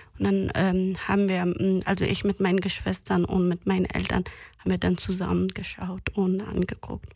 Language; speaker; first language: German; non-native, fluent; Persian